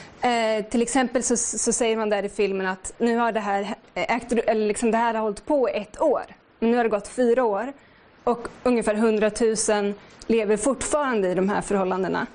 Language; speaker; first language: Swedish; native; Swedish